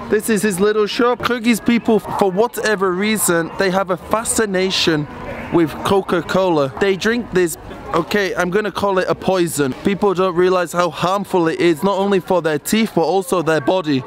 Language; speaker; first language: English; native; English